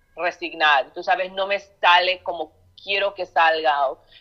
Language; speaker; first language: Spanish; early bilingual, heritage; Spanish